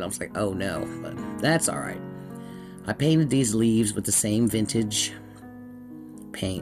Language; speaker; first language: English; native; English